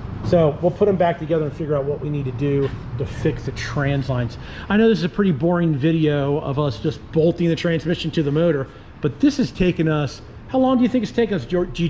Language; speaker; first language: English; native; English